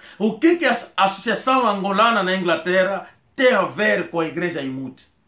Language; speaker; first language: Portuguese; non-native, local second language; Kongo